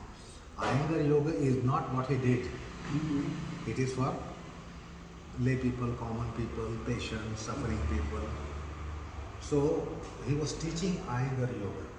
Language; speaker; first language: English; non-native, fluent; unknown